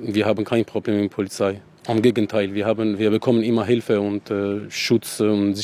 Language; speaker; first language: German; non-native, learner; Arabic